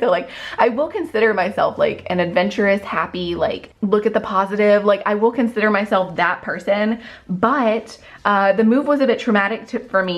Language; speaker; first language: English; native; English